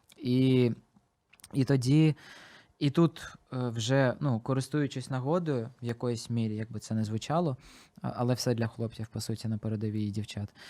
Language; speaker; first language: Ukrainian; non-native, local second language; Russian